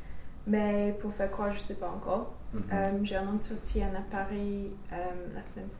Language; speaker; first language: French; non-native, fluent; English